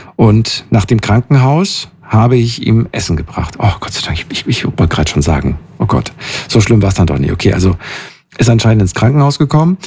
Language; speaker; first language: German; native; German